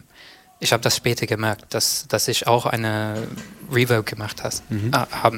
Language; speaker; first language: German; non-native, learner; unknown